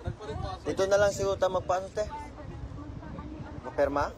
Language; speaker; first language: Filipino; non-native, local second language; Cebuano